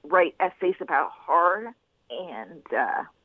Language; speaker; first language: English; native; English